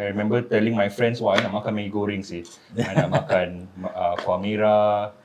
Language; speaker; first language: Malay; native; Malay